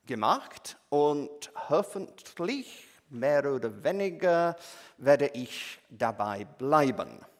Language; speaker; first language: German; non-native, learner; English